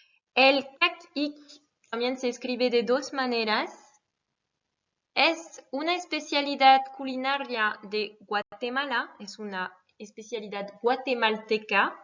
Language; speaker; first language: Spanish; non-native, fluent; French